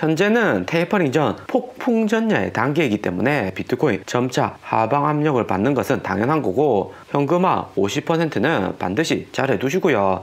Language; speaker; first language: Korean; native; Korean